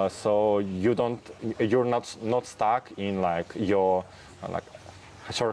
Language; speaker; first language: English; non-native, fluent; Russian